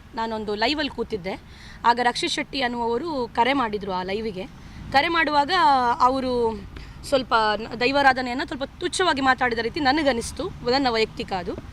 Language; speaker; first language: Kannada; non-native, local second language; Tulu